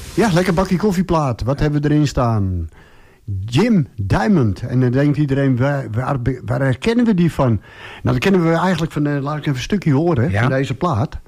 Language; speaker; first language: Dutch; native; Dutch